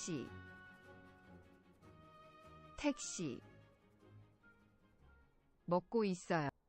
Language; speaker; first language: Korean; non-native, learner; English